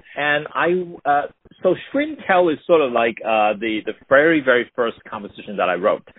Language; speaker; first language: English; non-native, local second language; Cantonese